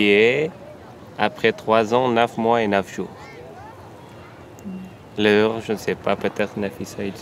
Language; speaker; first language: French; non-native, learner; Persian